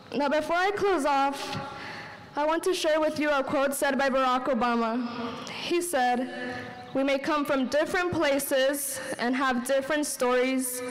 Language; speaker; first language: English; early bilingual, other home language; Spanish